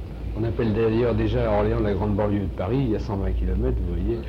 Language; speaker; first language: French; native; French